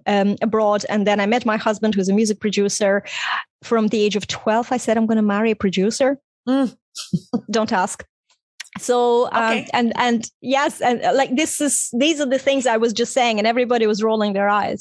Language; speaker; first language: English; non-native, fluent; Russian